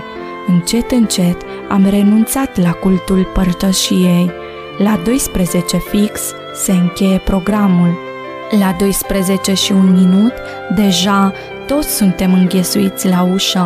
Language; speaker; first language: Romanian; native; Romanian